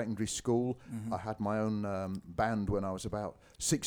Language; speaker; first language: English; native; English